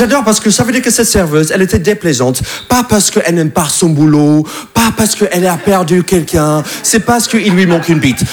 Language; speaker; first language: French; non-native, fluent; English